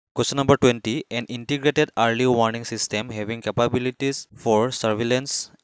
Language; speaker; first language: English; non-native, local second language; Assamese